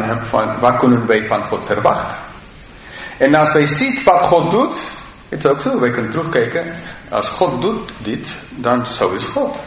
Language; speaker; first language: Dutch; non-native, fluent; English